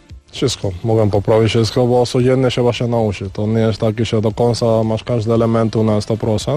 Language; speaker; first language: Polish; non-native, learner; Spanish